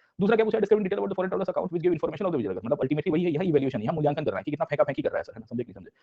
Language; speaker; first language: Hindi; non-native, local second language; Gujarati